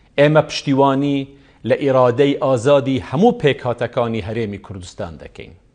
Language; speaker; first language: Central Kurdish; non-native, local second language; Kurdish